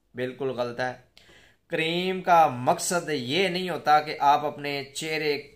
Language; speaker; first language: Urdu; non-native, local second language; Punjabi